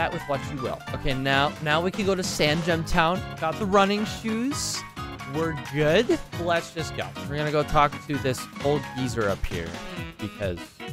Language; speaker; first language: English; native; English